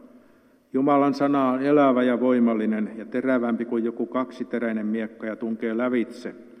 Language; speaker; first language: Finnish; native; Finnish